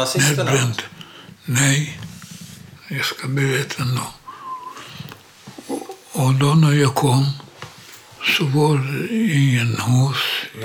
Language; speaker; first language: Swedish; non-native, learner; Polish